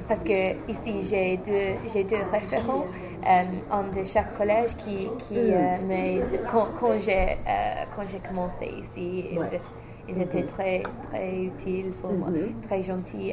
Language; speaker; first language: French; non-native, fluent; English